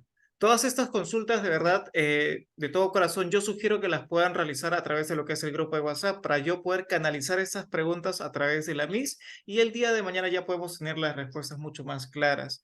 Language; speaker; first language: Spanish; native; Spanish